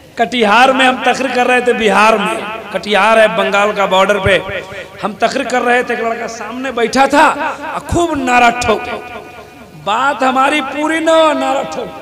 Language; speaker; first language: Hindi; native; Hindi